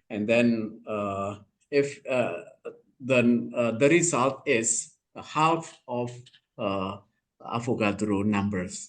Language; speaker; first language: English; non-native, learner; Indonesian